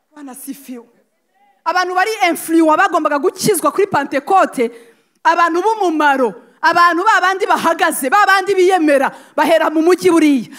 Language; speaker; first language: Kinyarwanda; native; Kinyarwanda